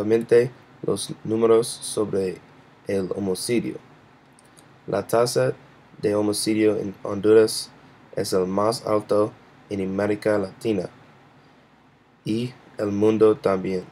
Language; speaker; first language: Spanish; non-native, learner; English